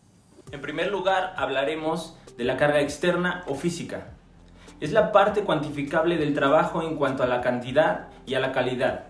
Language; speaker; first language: Spanish; native; Spanish